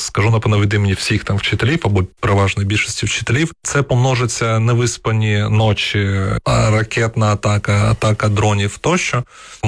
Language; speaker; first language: Ukrainian; non-native, local second language; Russian